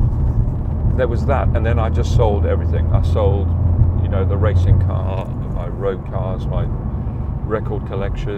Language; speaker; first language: English; native; English